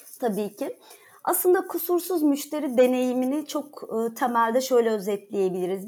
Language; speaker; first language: Turkish; native; Turkish